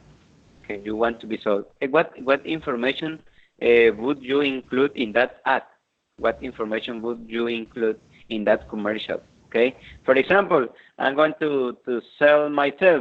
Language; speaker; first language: English; non-native, fluent; Spanish